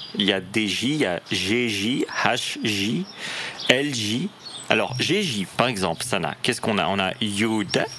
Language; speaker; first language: French; native; French